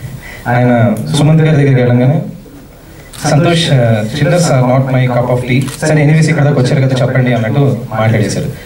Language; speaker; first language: Telugu; native; Telugu